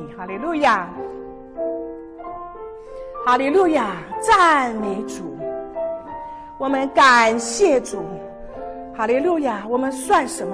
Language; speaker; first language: Chinese; native; Chinese